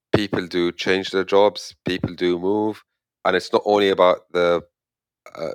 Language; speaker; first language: English; non-native, fluent; Arabic